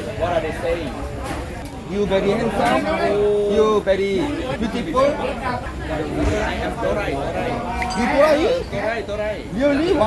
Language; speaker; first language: English; non-native, learner; Korean